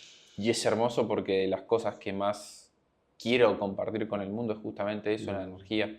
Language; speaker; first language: Spanish; native; Spanish